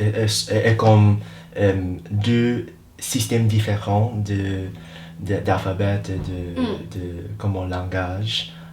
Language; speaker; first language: French; non-native, learner; English